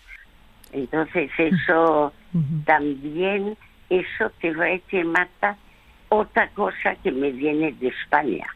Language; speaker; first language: Spanish; early bilingual, other home language; French